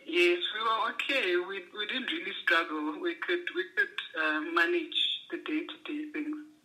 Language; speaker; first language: English; non-native, local second language; Xhosa